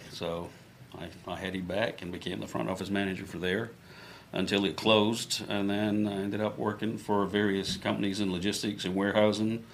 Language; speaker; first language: English; native; English